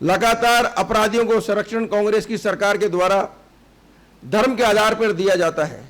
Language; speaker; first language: Hindi; native; Hindi